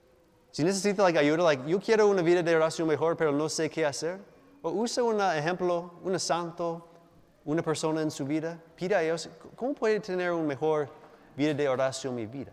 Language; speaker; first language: Spanish; non-native, fluent; English